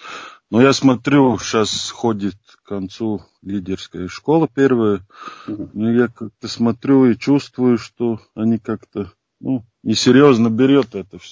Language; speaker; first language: Russian; non-native, fluent; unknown